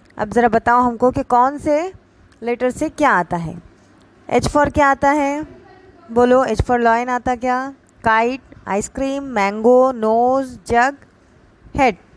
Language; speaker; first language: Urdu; native; Urdu